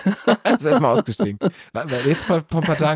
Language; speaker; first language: German; native; German